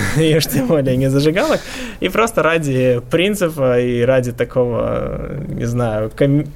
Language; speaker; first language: Russian; native; Russian